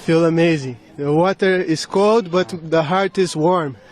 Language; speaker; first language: English; non-native, learner; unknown